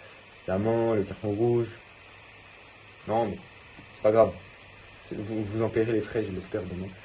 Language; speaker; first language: French; native; French